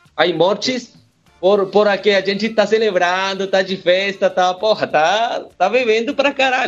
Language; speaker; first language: Portuguese; non-native, learner; Spanish